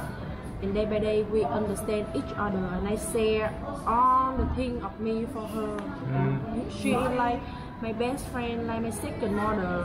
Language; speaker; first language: English; non-native, learner; Vietnamese